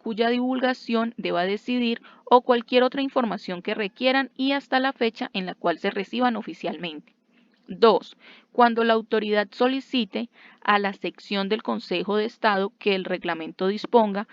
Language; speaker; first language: Spanish; native; Spanish